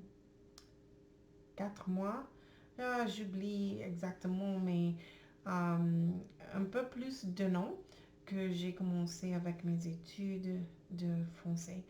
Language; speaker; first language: French; non-native, learner; English